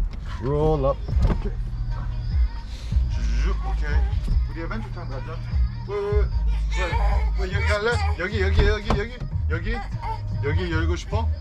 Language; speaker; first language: Korean; early bilingual, heritage; Korean